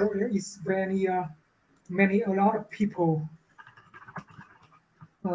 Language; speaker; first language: English; non-native, learner; Vietnamese